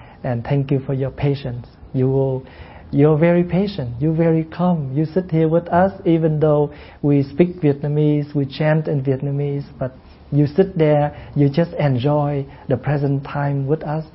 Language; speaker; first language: English; non-native, fluent; Vietnamese